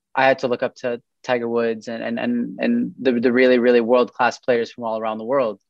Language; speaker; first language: English; early bilingual, other home language; Arabic